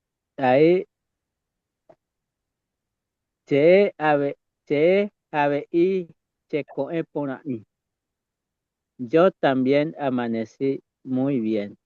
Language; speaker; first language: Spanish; non-native, local second language; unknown